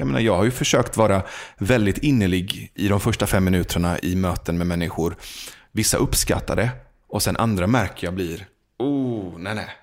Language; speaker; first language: Swedish; early bilingual, other home language; Persian